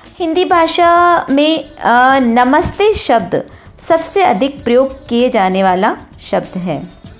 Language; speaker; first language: Hindi; native; Hindi